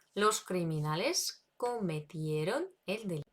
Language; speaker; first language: Spanish; non-native, fluent; Ukrainian